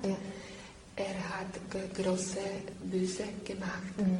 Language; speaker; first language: German; non-native, learner; Slovak